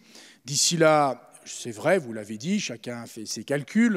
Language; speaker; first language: French; native; French